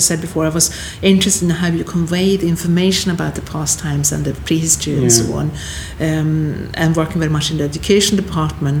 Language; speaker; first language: English; non-native, fluent; Swedish